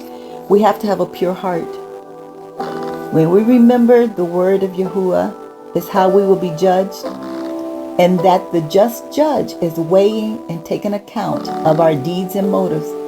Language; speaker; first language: English; native; English